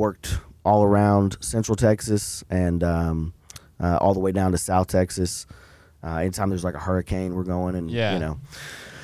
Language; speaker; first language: English; native; English